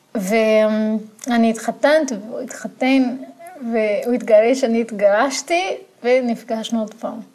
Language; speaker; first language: Hebrew; non-native, fluent; Portuguese